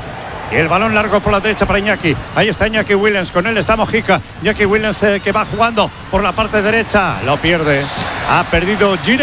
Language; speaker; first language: Spanish; native; Spanish